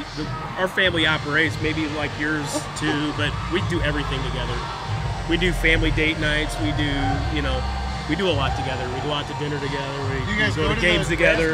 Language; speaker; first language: English; native; English